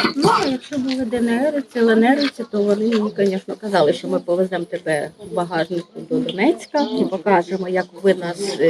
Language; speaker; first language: Ukrainian; native; Ukrainian